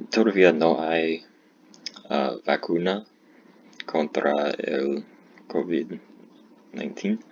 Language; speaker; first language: Spanish; non-native, learner; English